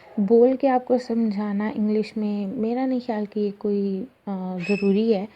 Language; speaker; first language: Urdu; non-native, local second language; Punjabi